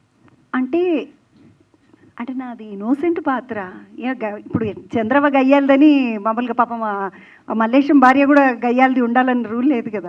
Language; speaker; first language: Telugu; native; Telugu